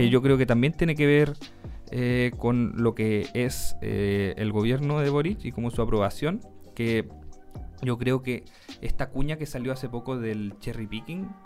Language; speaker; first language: Spanish; native; Spanish